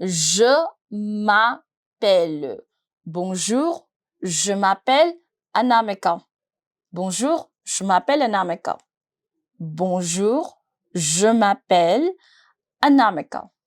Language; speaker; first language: French; non-native, fluent; Hindi